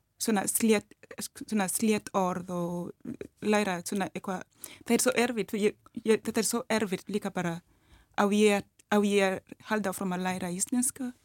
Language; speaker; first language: Icelandic; non-native, learner; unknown